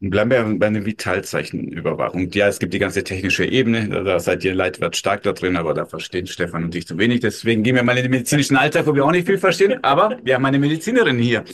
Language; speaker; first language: German; native; German